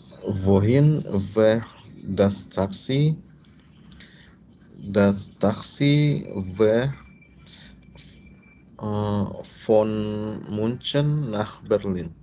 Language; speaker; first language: German; non-native, learner; Indonesian